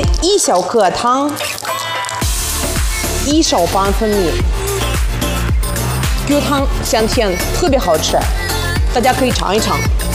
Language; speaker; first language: Chinese; non-native, fluent; Russian